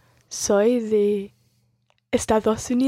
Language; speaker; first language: Spanish; non-native, learner; English